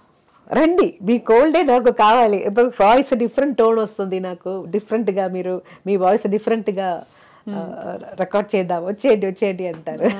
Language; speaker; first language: Telugu; non-native, local second language; Malayalam